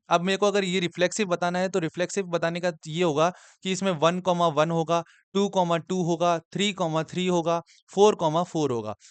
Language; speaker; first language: Hindi; native; Hindi